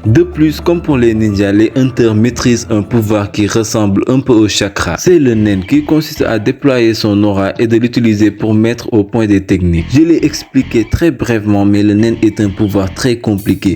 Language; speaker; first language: French; native; French